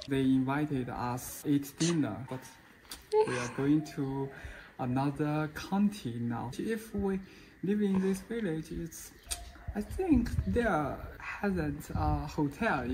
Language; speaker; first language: English; non-native, fluent; Chinese